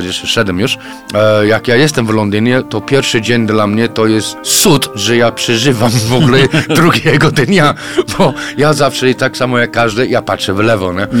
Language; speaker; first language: Polish; non-native, fluent; English